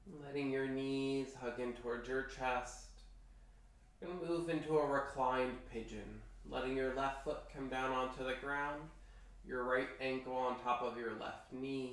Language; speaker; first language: English; native; English